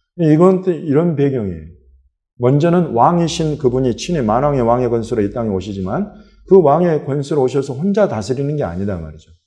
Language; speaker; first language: Korean; native; Korean